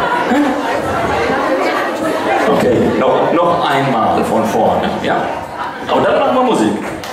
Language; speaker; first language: German; native; German